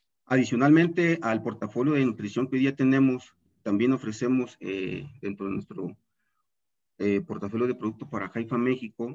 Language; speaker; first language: Spanish; native; Spanish